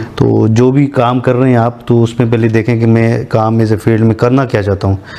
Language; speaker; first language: Urdu; non-native, local second language; Sindhi